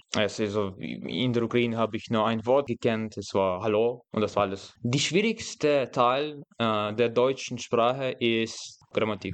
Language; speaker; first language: German; non-native, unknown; Russian